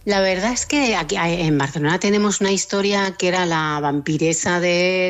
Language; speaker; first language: Spanish; native; Spanish